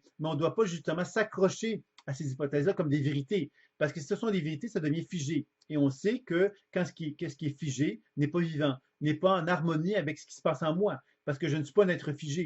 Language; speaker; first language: French; native; French